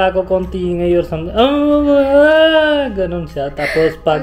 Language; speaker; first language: Filipino; non-native, learner; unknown